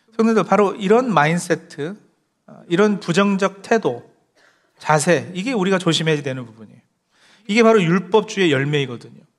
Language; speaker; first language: Korean; early bilingual, heritage; Korean